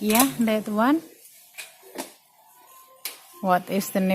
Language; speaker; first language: English; non-native, learner; Indonesian